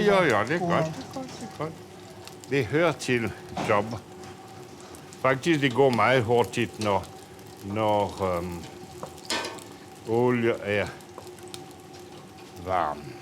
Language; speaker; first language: Danish; non-native, fluent; French